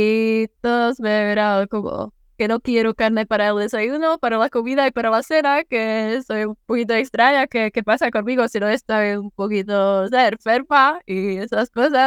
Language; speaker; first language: Spanish; non-native, fluent; Czech